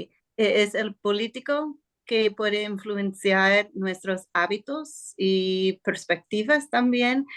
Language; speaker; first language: Spanish; non-native, fluent; English